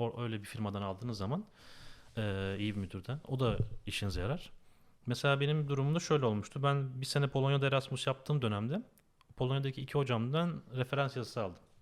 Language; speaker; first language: Turkish; native; Turkish